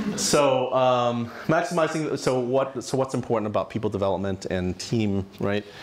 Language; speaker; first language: English; native; English